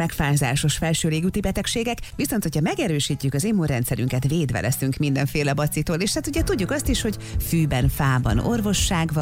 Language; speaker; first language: Hungarian; native; Hungarian